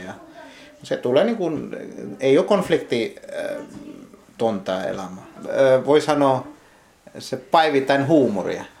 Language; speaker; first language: Finnish; non-native, learner; Hindi